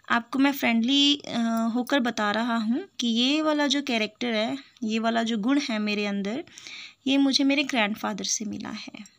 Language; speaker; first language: Hindi; native; Hindi